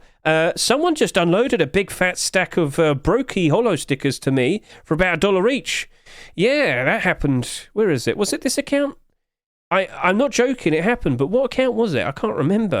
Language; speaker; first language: English; native; English